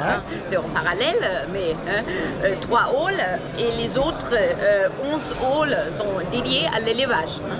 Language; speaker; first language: French; non-native, fluent; German